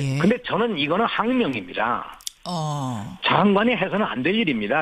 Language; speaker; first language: Korean; native; Korean